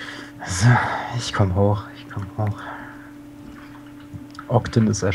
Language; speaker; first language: German; native; German